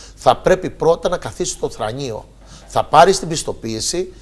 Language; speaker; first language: Greek; native; Greek